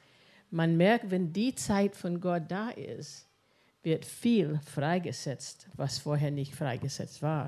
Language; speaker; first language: German; non-native, fluent; English